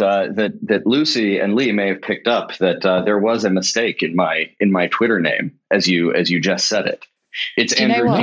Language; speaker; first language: English; native; English